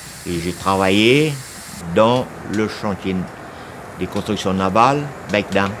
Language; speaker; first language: French; non-native, local second language; Vietnamese